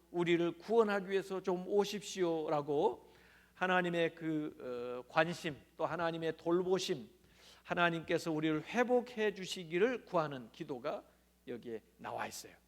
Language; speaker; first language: Korean; native; Korean